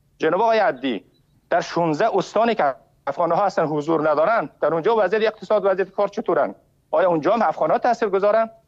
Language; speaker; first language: Persian; native; Persian